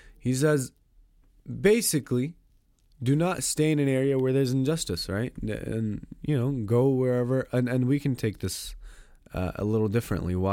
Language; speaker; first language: English; native; English